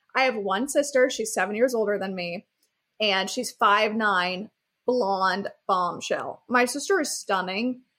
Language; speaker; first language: English; native; English